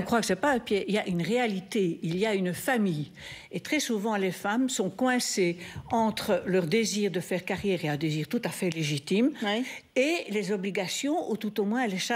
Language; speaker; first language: French; native; French